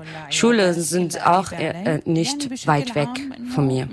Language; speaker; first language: German; non-native, learner; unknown